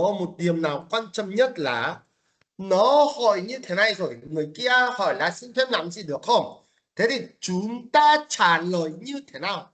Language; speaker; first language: Vietnamese; non-native, fluent; Korean